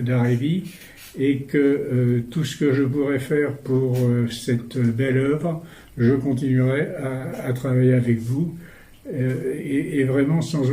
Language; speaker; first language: French; native; French